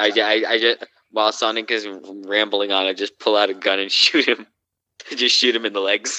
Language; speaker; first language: English; native; English